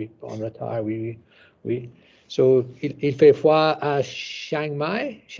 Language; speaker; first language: French; non-native, learner; English